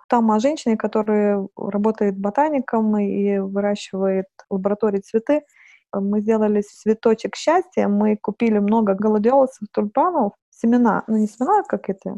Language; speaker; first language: Russian; non-native, fluent; Lithuanian